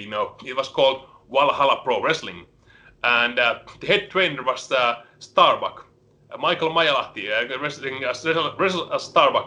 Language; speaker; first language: English; non-native, fluent; Finnish